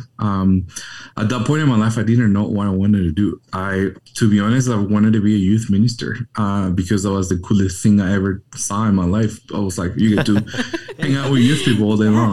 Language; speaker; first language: English; non-native, fluent; Spanish